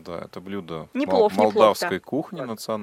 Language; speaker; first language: Russian; native; Russian